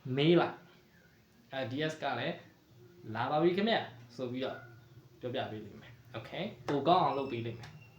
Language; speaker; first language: Burmese; native; Burmese